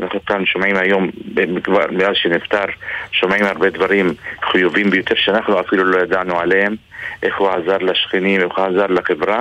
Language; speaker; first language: Hebrew; non-native, local second language; Arabic